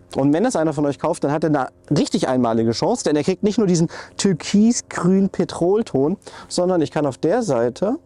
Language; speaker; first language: German; native; German